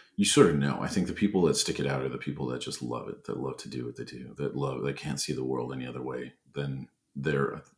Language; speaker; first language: English; native; English